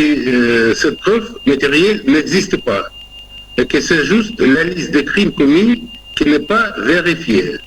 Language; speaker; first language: French; non-native, fluent; Russian